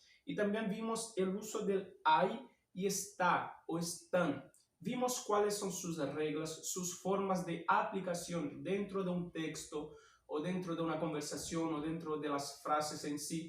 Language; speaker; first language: Spanish; non-native, fluent; Portuguese